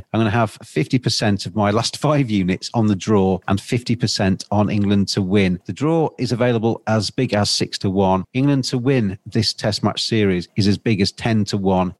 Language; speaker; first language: English; native; English